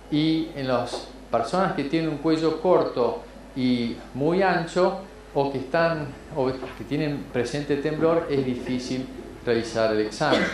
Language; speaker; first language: Spanish; native; Spanish